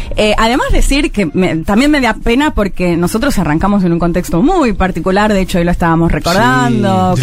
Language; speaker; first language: Spanish; native; Spanish